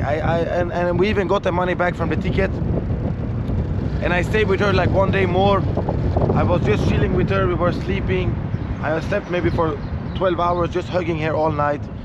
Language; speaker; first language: English; non-native, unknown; Swedish